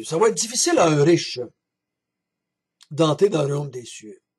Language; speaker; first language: French; native; French